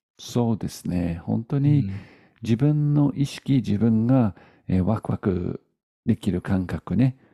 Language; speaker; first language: Japanese; non-native, fluent; English